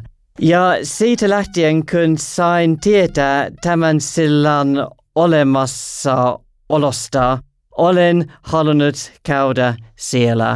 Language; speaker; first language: Finnish; non-native, learner; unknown